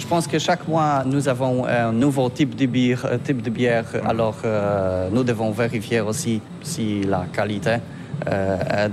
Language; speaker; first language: French; non-native, learner; Polish